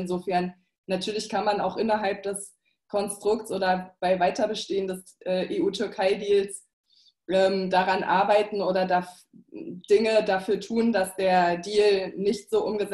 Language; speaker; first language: German; native; German